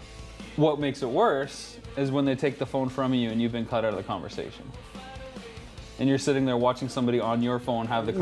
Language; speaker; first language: English; native; English